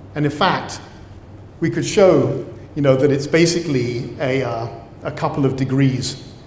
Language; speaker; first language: English; native; English